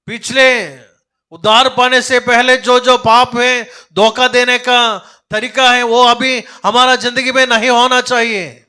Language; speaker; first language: Hindi; non-native, local second language; Telugu